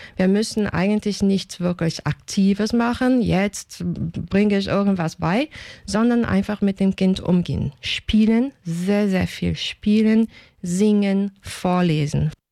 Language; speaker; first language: German; non-native, fluent; Portuguese